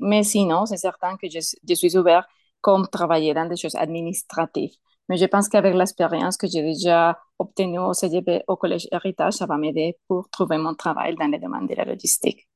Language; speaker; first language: French; non-native, learner; Spanish